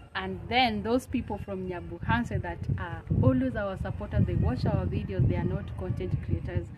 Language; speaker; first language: English; non-native, local second language; Kalenjin